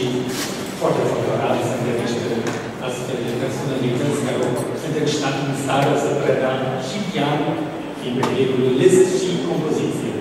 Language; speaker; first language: Romanian; non-native, fluent; German